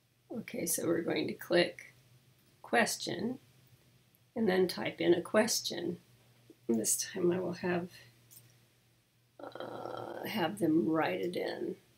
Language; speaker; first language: English; native; English